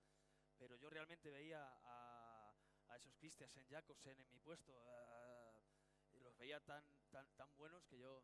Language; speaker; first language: Spanish; native; Spanish